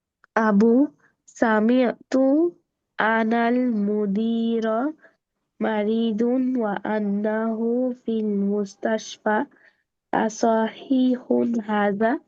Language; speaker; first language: Arabic; non-native, learner; Bangla